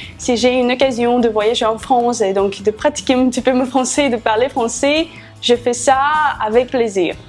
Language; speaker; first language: French; non-native, fluent; Russian